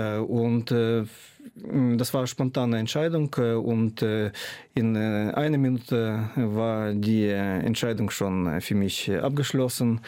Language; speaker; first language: German; non-native, fluent; Russian